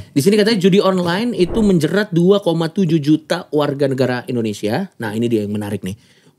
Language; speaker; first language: Indonesian; native; Indonesian